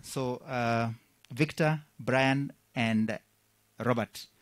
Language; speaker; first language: English; non-native, local second language; Kalenjin